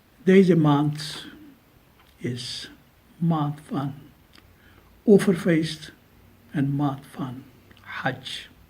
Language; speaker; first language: Dutch; non-native, fluent; Urdu